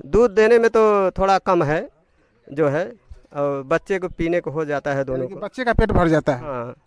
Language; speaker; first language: Hindi; native; Hindi